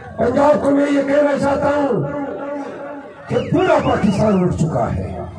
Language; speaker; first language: Urdu; non-native, local second language; Pashto